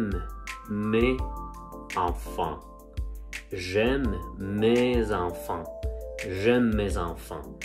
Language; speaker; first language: French; non-native, fluent; Spanish